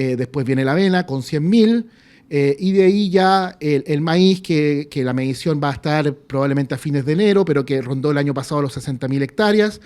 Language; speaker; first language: Spanish; native; Spanish